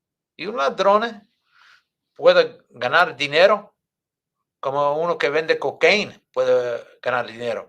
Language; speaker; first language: Spanish; non-native, fluent; English